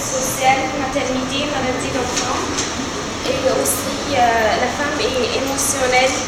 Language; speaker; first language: French; non-native, learner; Arabic